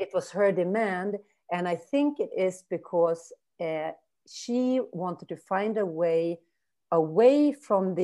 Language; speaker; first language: English; non-native, fluent; Swedish